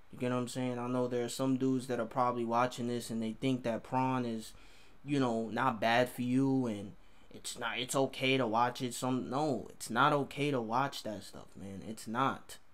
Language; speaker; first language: English; native; English